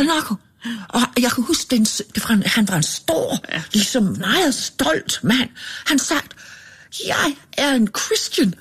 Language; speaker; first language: Danish; non-native, fluent; English